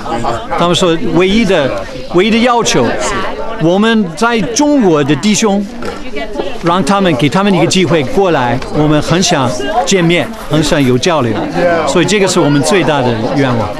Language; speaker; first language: Chinese; non-native, fluent; English